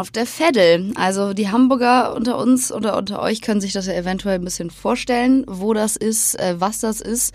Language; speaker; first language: German; native; German